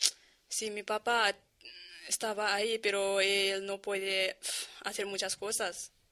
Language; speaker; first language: Spanish; non-native, learner; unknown